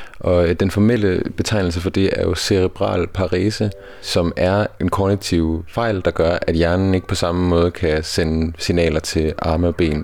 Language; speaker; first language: Danish; native; Danish